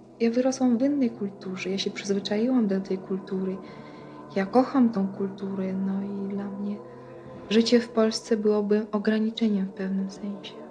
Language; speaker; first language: Polish; non-native, fluent; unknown